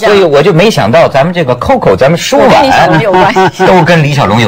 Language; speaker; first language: Chinese; native; Chinese